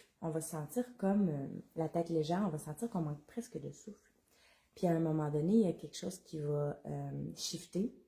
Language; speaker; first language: French; native; French